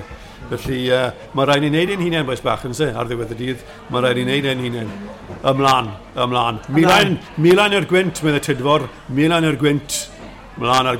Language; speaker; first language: Welsh; native; Welsh